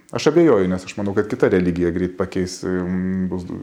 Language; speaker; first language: Lithuanian; native; Lithuanian